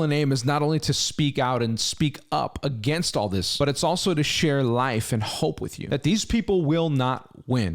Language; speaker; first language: English; native; English